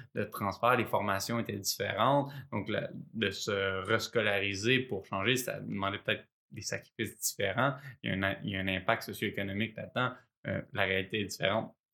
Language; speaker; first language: French; native; French